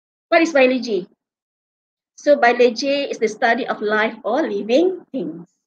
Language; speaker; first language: English; non-native, local second language; Malay